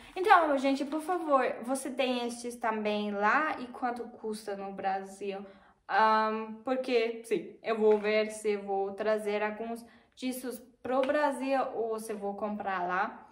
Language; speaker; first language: Portuguese; non-native, fluent; German